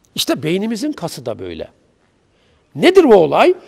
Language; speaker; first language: Turkish; native; Turkish